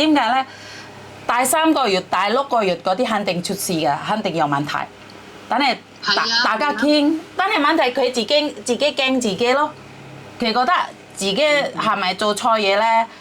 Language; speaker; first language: Cantonese; non-native, fluent; Javanese